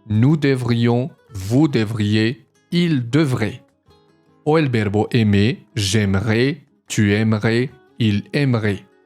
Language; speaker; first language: French; non-native, fluent; Spanish